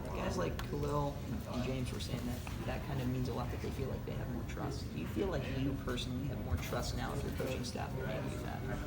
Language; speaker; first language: English; native; English